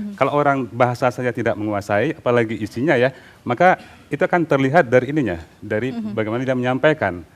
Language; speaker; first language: Indonesian; native; Indonesian